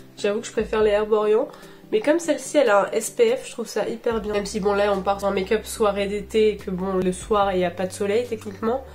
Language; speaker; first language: French; early bilingual, other home language; Portuguese